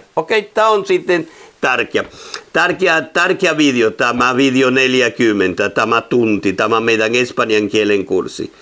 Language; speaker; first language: Finnish; non-native, fluent; Spanish